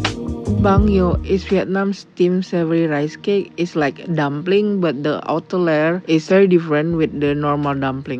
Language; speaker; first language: English; non-native, learner; Indonesian